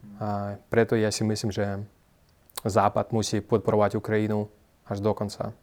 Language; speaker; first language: Slovak; non-native, fluent; Russian